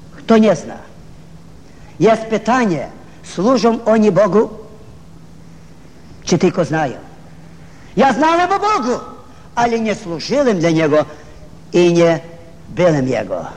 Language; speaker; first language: Polish; non-native, fluent; Ukrainian